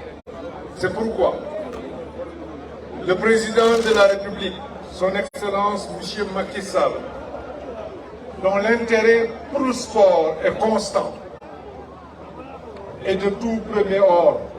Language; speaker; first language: French; non-native, local second language; Wolof